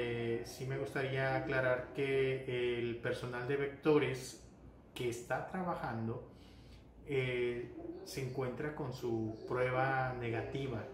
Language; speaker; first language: Spanish; native; Spanish